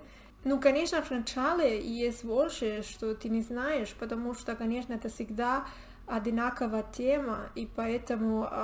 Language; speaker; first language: Russian; non-native, learner; Spanish